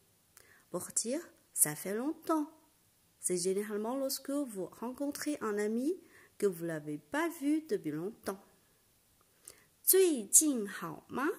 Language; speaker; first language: French; non-native, fluent; Chinese